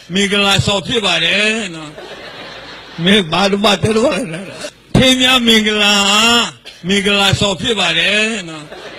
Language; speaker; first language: Burmese; non-native, local second language; Karen languages